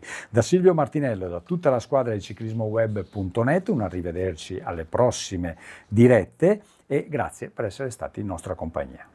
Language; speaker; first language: Italian; native; Italian